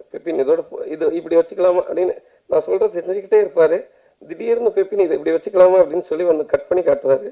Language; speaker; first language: Tamil; native; Tamil